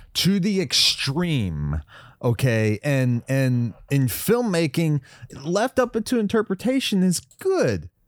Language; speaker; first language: English; native; English